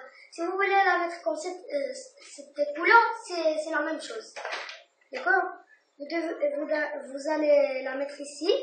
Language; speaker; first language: French; non-native, learner; Arabic